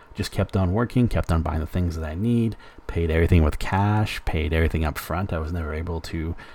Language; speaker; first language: English; native; English